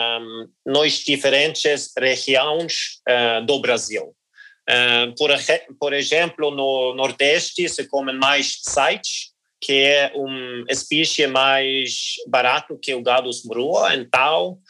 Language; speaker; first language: Portuguese; non-native, learner; Norwegian